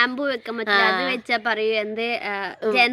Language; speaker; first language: Malayalam; early bilingual, other home language; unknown